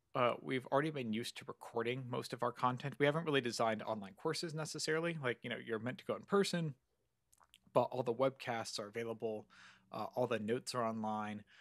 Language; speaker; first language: English; native; English